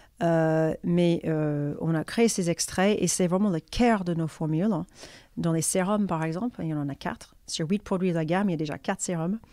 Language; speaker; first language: French; non-native, fluent; English